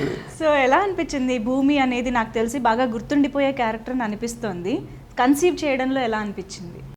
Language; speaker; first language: Telugu; native; Telugu